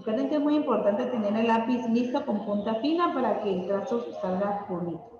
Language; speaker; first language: Spanish; native; Spanish